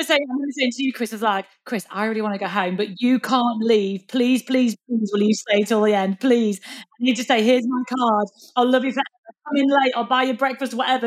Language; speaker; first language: English; native; English